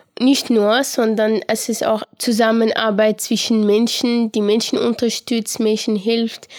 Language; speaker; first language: German; non-native, fluent; Arabic